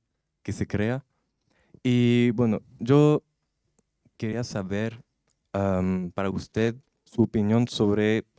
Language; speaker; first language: Spanish; non-native, learner; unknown